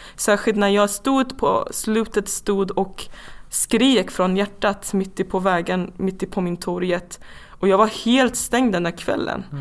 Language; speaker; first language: Swedish; non-native, fluent; Persian